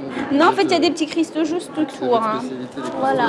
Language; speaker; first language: French; early bilingual, other home language; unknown